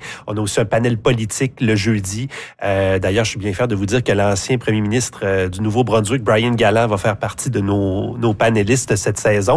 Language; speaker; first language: French; native; French